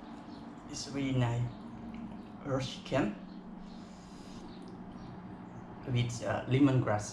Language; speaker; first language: English; non-native, local second language; Khmer